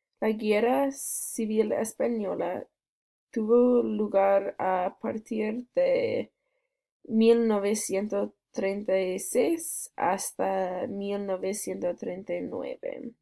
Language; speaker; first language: Spanish; non-native, learner; English